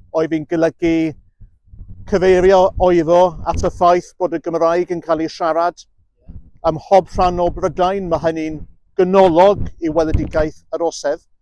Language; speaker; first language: Welsh; early bilingual, heritage; Welsh